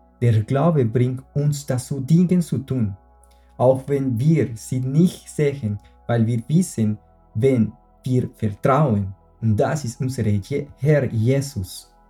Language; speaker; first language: German; non-native, fluent; Spanish